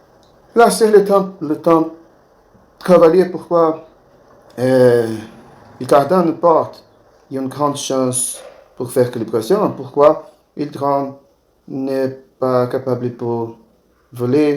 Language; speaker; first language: French; non-native, learner; Portuguese